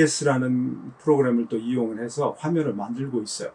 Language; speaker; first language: Korean; native; Korean